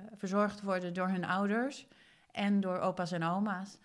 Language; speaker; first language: Dutch; non-native, fluent; Swedish